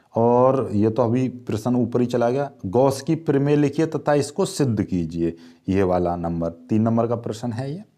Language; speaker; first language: Hindi; native; Hindi